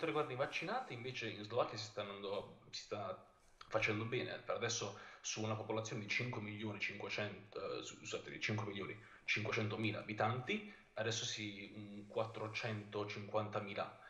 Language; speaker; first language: Italian; native; Italian